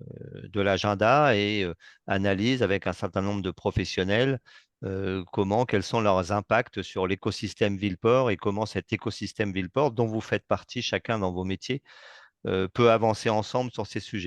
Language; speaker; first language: French; native; French